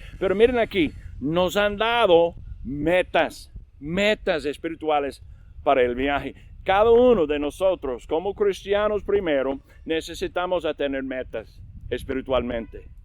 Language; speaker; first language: Spanish; non-native, learner; English